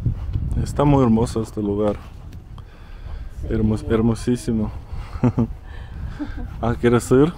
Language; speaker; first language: Spanish; non-native, fluent; Russian